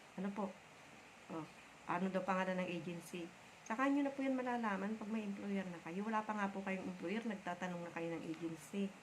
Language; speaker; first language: Filipino; non-native, local second language; Bikol